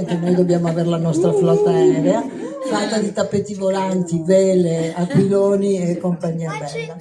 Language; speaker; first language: Italian; native; Italian